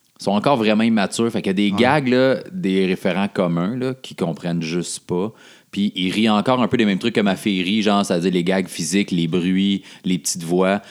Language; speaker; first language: French; native; French